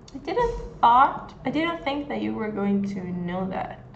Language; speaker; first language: English; non-native, fluent; Spanish